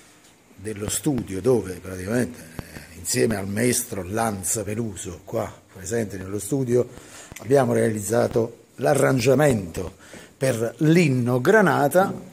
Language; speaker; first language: Italian; native; Italian